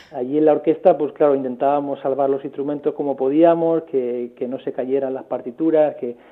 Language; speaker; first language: Spanish; native; Spanish